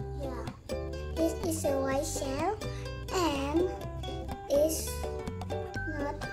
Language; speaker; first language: English; non-native, learner; Indonesian